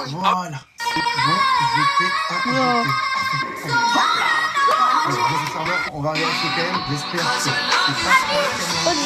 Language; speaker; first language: French; native; French